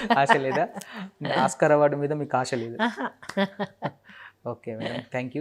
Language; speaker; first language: Telugu; native; Telugu